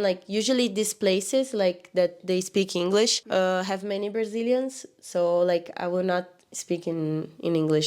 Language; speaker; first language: English; non-native, learner; Portuguese